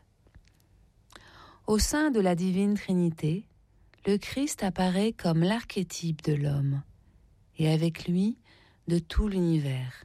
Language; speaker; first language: French; native; French